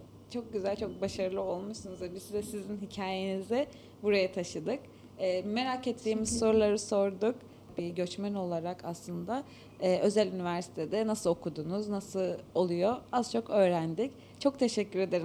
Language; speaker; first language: Turkish; native; Turkish